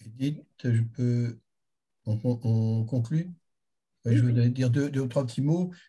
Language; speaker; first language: French; native; French